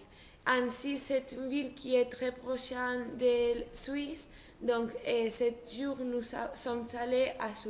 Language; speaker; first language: French; non-native, learner; Spanish